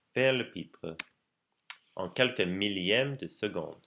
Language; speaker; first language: French; non-native, learner; English